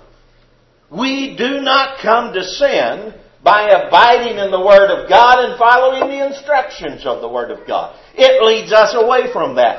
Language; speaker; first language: English; native; English